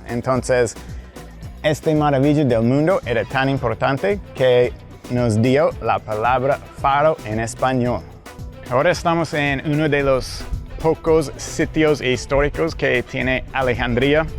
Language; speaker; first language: Spanish; non-native, fluent; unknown